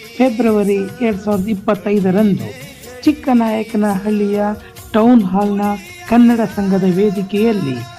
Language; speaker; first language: Kannada; non-native, local second language; Lambadi